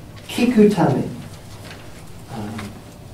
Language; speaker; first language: Japanese; non-native, fluent; English